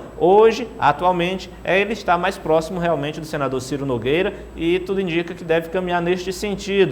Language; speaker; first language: Portuguese; native; Portuguese